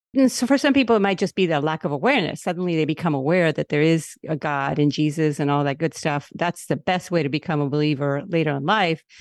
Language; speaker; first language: English; non-native, local second language; Spanish